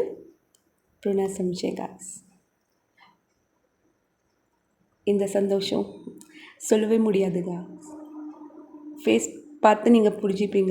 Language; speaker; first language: Tamil; non-native, local second language; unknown